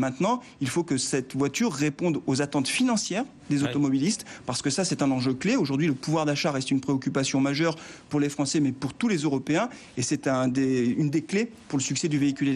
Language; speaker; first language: French; native; French